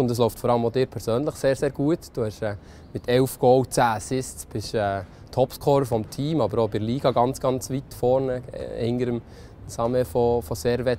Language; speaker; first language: German; native; German